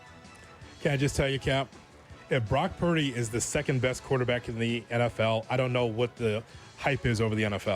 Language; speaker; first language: English; native; English